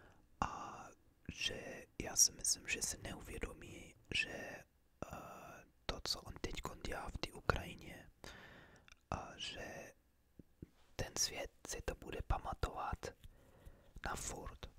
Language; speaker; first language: Czech; early bilingual, heritage; English